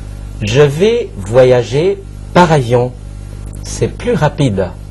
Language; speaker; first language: French; non-native, fluent; Chinese